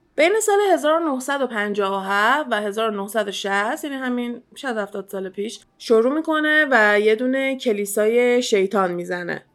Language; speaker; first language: Persian; early bilingual, heritage; Persian